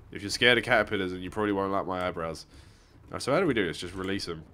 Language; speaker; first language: English; native; English